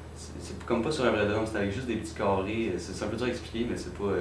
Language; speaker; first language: French; native; French